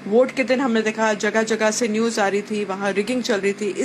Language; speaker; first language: Hindi; non-native, local second language; Bangla